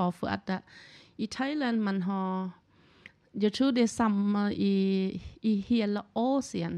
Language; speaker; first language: Swedish; non-native, learner; Thai